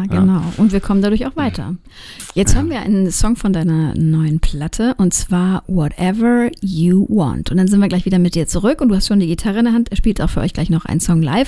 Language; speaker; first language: German; native; German